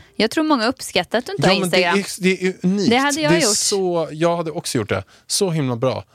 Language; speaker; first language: Swedish; native; Swedish